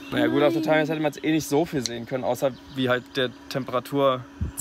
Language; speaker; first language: German; native; German